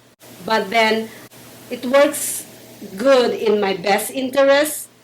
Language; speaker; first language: English; non-native, local second language; Filipino